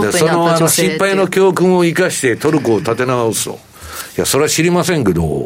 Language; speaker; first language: Japanese; native; Japanese